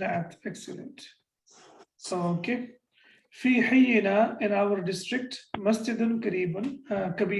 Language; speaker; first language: Arabic; non-native, fluent; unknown